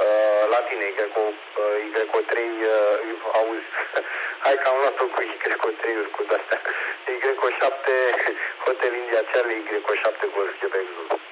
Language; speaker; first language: Romanian; native; Romanian